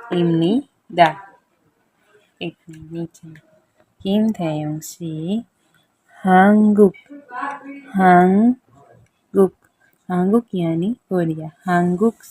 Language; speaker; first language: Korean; non-native, fluent; Hindi